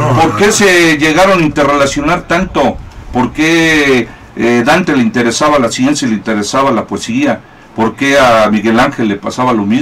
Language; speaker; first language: Spanish; native; Spanish